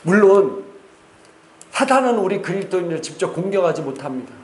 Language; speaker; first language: Korean; native; Korean